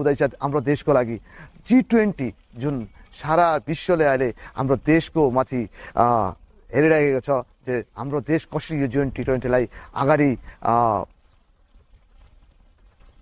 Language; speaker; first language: Nepali; native; Nepali